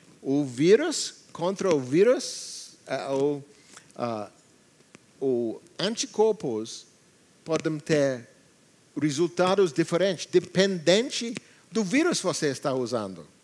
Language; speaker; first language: Portuguese; non-native, learner; English